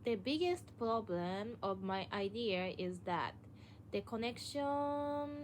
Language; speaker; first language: English; non-native, learner; Japanese